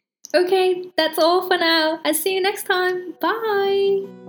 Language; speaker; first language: English; non-native, fluent; Chinese